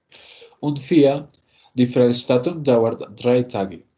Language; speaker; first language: German; non-native, learner; Spanish